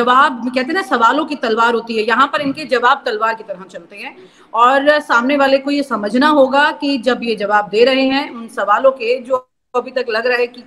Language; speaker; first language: Hindi; native; Hindi